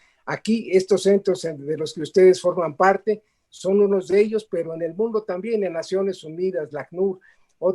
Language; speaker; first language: Spanish; native; Spanish